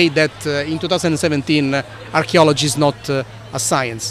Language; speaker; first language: English; non-native, fluent; Italian